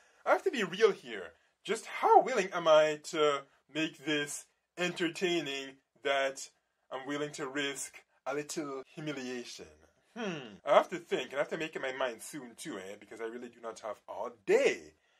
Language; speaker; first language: English; native; English